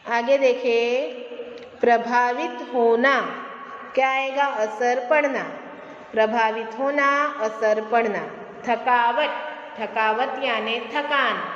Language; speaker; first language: Hindi; non-native, local second language; Gujarati